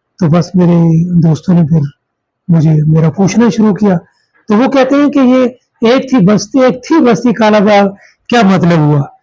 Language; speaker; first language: Urdu; non-native, local second language; Saraiki